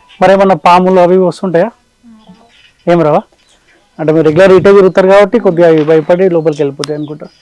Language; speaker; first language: Telugu; native; Telugu